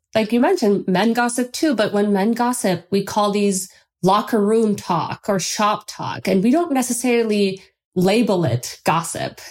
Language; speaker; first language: English; non-native, fluent; Turkish